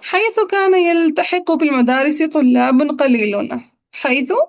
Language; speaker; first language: Arabic; non-native, fluent; Urdu